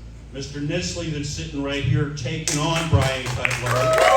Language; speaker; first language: English; native; English